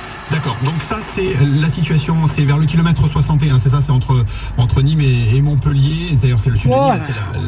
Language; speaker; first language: French; native; French